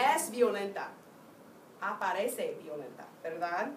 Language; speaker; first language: Spanish; non-native, fluent; English